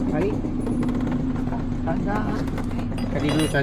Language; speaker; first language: Malay; native; Malay